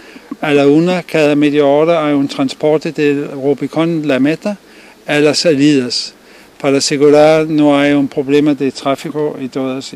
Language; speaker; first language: Spanish; non-native, learner; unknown